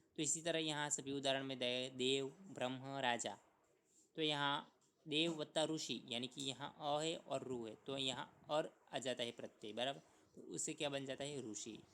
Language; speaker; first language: Hindi; non-native, local second language; Gujarati